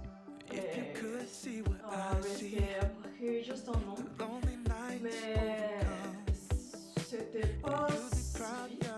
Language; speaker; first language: French; non-native, learner; Japanese